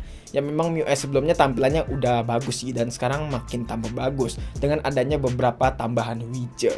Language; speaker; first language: Indonesian; native; Indonesian